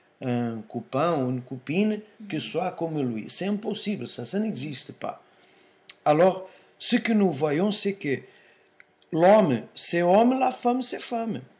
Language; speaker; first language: French; non-native, fluent; Portuguese